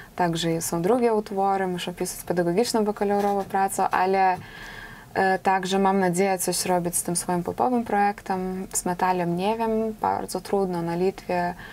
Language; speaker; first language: Polish; native; Polish